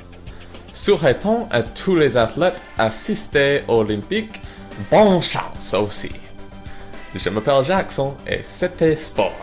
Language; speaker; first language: French; non-native, learner; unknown